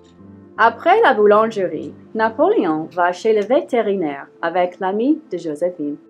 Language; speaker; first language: French; non-native, learner; English